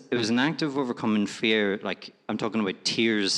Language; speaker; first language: English; native; English